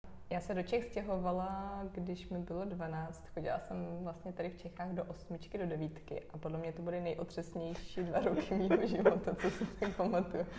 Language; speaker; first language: Czech; native; Czech